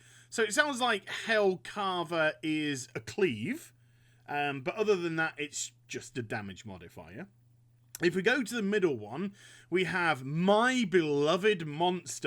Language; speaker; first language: English; native; English